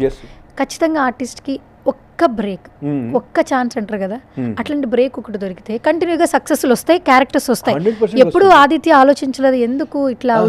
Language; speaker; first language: Telugu; native; Telugu